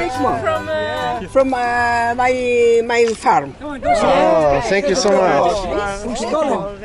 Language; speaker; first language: English; non-native, learner; German